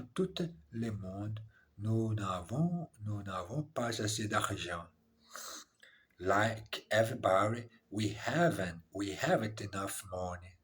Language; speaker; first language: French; non-native, learner; English